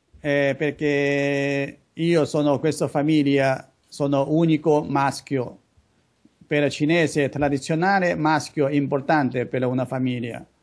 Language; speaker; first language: Italian; non-native, learner; Chinese